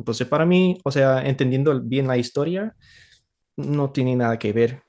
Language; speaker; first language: Spanish; non-native, fluent; English